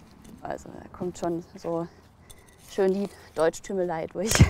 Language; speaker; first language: German; native; German